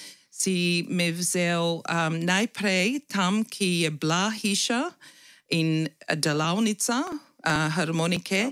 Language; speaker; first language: Slovenian; early bilingual, heritage; English